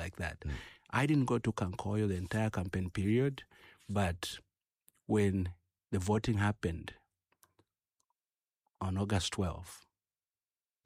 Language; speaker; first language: English; non-native, local second language; Bemba